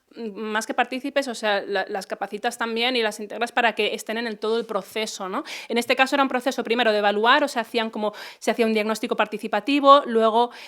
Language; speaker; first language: Spanish; native; Spanish